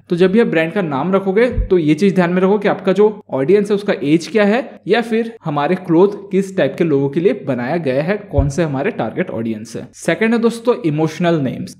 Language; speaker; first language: Hindi; non-native, local second language; Bangla